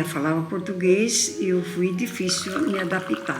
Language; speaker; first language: Portuguese; non-native, local second language; Japanese